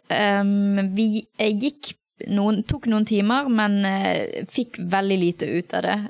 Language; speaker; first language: Norwegian; early bilingual, other home language; Tamil